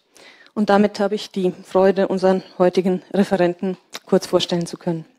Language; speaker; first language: German; native; German